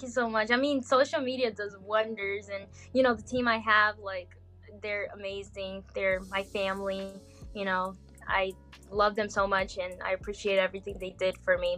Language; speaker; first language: English; non-native, fluent; Portuguese